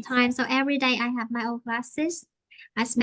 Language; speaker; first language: English; non-native, fluent; Vietnamese